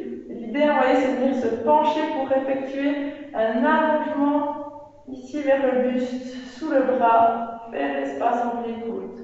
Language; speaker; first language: French; native; French